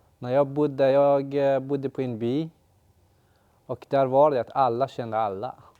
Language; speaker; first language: Swedish; non-native, fluent; Persian